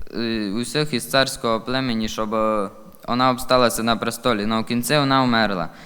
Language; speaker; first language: Ukrainian; native; Ukrainian